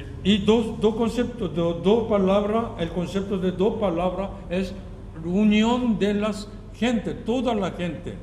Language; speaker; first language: Spanish; non-native, fluent; Korean